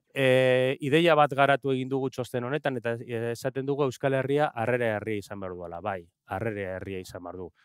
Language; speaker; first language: Basque; non-native, local second language; Spanish